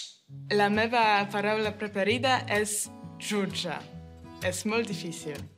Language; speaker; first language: Catalan; non-native, learner; Polish